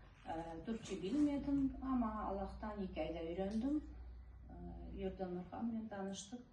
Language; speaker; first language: Turkish; non-native, fluent; Russian